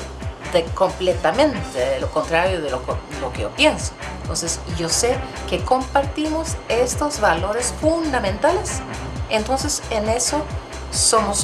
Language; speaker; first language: Spanish; non-native, fluent; Swedish